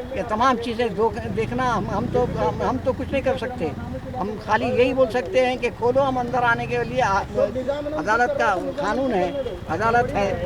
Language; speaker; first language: Hindi; non-native, local second language; Urdu